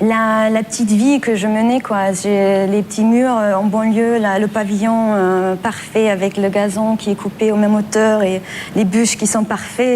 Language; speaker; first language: French; non-native, fluent; German